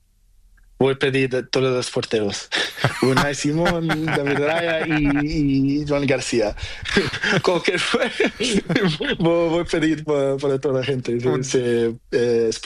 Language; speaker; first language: Spanish; non-native, learner; Portuguese